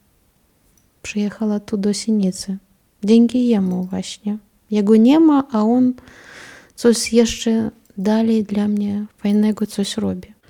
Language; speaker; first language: Polish; non-native, learner; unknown